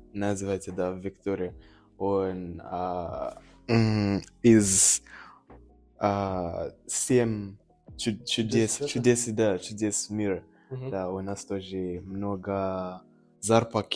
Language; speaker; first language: Russian; non-native, learner; Nyanja